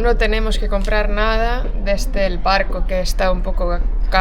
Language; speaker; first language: Spanish; non-native, fluent; Estonian